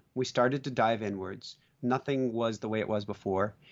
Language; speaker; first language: English; native; English